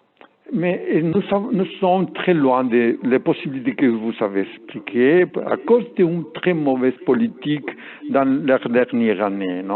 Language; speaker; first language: French; non-native, learner; Spanish